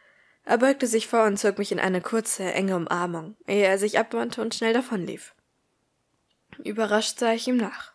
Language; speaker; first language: German; native; German